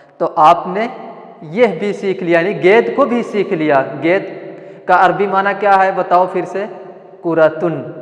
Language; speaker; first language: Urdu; non-native, local second language; Malayalam